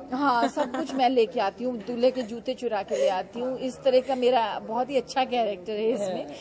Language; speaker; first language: Hindi; non-native, local second language; Punjabi